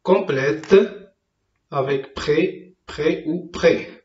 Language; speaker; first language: French; non-native, local second language; Arabic